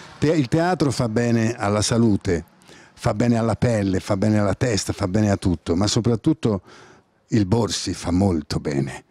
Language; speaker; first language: Italian; native; Italian